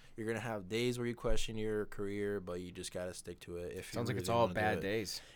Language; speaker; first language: English; non-native, fluent; Spanish